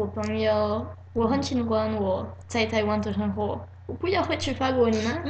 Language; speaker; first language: Chinese; non-native, learner; French